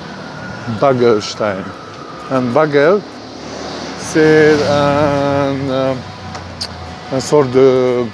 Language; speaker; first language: French; non-native, fluent; Hungarian